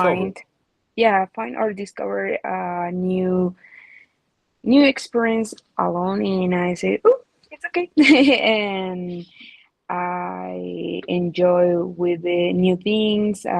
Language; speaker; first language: English; non-native, learner; Spanish